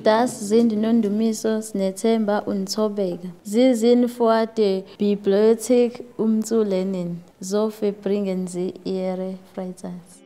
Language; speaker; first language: German; non-native, learner; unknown